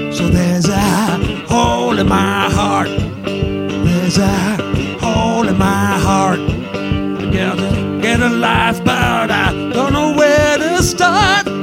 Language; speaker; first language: English; native; English